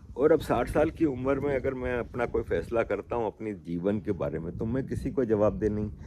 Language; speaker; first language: Urdu; native; Urdu